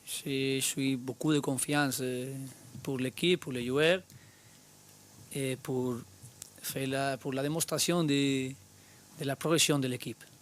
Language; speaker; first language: French; non-native, learner; Spanish